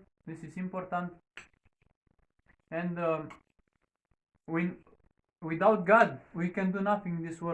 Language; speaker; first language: English; non-native, learner; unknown